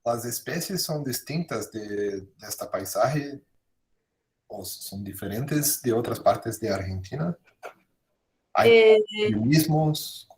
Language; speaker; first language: Spanish; non-native, fluent; Portuguese